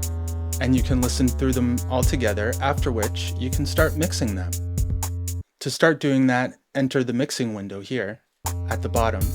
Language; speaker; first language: English; native; English